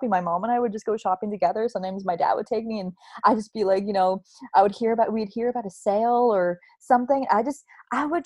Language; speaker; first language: English; native; English